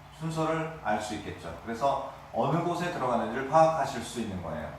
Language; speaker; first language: Korean; native; Korean